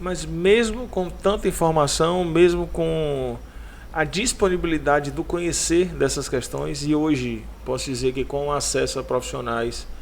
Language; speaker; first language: Portuguese; native; Portuguese